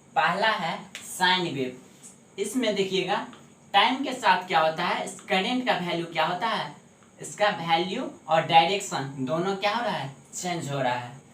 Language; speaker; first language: Hindi; native; Hindi